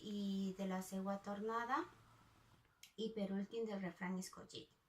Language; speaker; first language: Catalan; non-native, local second language; Spanish